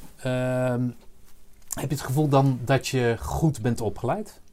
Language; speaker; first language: Dutch; early bilingual, other home language; Arabic